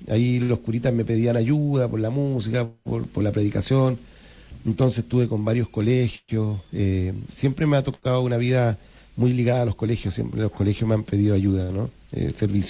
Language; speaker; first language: Spanish; native; Spanish